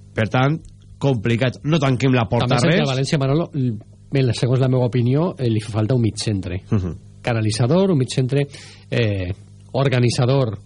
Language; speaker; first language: Catalan; native; Catalan